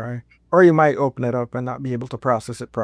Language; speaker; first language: English; native; English